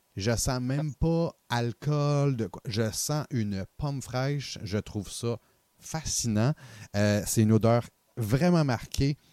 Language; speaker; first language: French; native; French